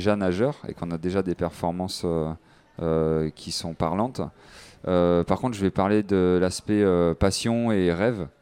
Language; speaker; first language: French; native; French